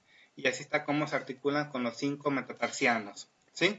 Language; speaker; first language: Spanish; native; Spanish